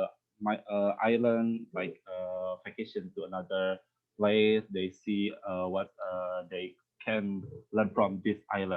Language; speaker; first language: English; non-native, learner; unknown